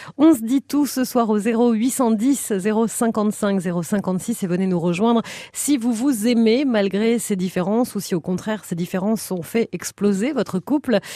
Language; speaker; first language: French; native; French